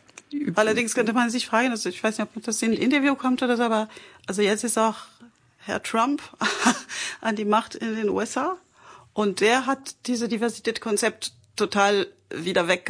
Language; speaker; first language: German; non-native, fluent; French